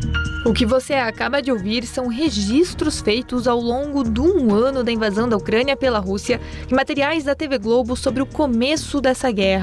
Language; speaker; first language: Portuguese; native; Portuguese